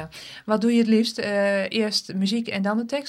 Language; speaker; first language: Dutch; native; Dutch